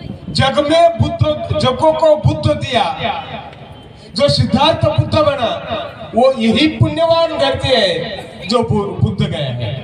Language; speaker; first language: Hindi; native; Hindi